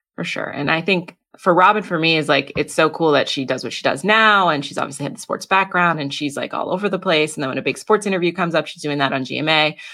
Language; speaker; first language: English; native; English